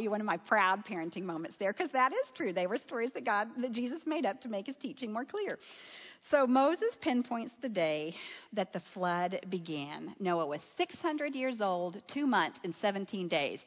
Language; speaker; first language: English; native; English